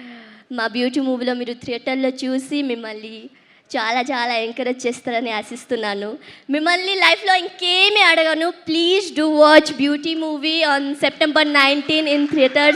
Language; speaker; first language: Telugu; non-native, learner; Odia